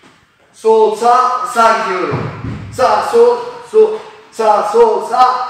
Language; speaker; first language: Turkish; non-native, learner; Polish